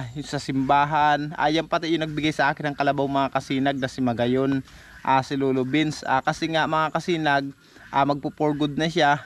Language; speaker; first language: Filipino; non-native, local second language; Bikol